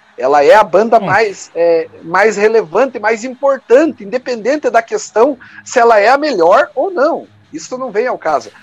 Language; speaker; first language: Portuguese; native; Portuguese